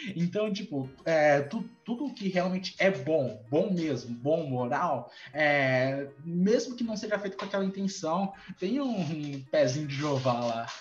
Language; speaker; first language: Portuguese; native; Portuguese